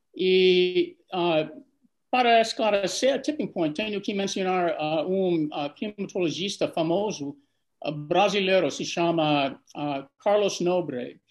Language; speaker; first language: Portuguese; non-native, fluent; English